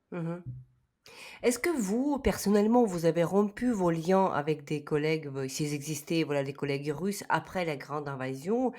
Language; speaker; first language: French; non-native, fluent; Ukrainian